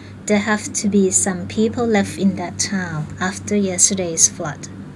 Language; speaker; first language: English; non-native, fluent; Thai